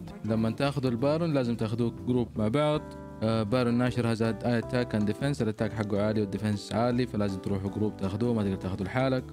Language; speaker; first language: Arabic; native; Arabic